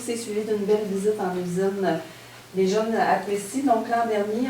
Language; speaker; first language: French; native; French